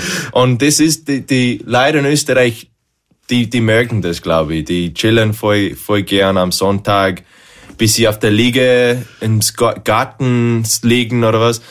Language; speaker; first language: German; non-native, fluent; English